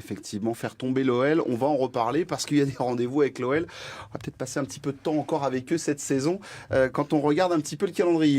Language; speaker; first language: French; native; French